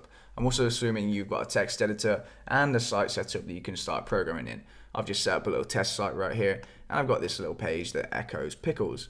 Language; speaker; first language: English; native; English